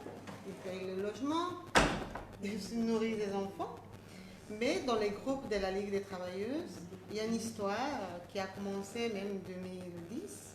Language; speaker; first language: French; non-native, fluent; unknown